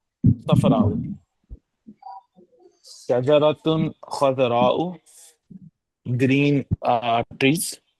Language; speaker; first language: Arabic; non-native, learner; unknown